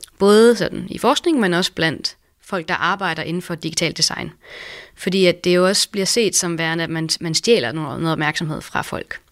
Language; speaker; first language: Danish; native; Danish